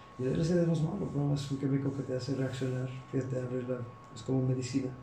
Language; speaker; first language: Spanish; early bilingual, heritage; Spanish